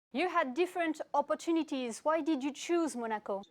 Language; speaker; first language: English; non-native, fluent; French